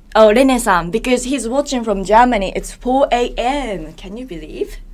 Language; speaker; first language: English; non-native, fluent; Japanese